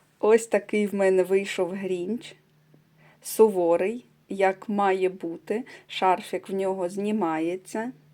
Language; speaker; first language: Ukrainian; non-native, local second language; Russian